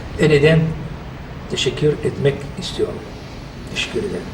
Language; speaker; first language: Turkish; non-native, fluent; Bulgarian